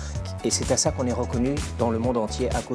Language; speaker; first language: French; native; French